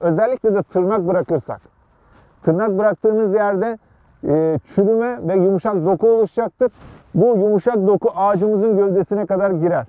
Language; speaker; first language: Turkish; native; Turkish